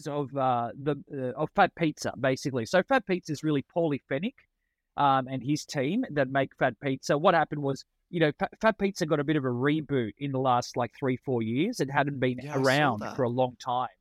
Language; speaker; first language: English; non-native, local second language; Italian